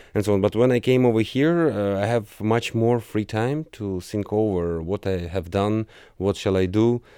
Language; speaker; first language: English; non-native, fluent; Russian